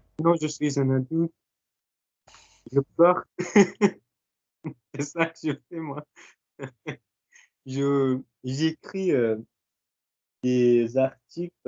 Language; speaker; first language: French; non-native, fluent; Portuguese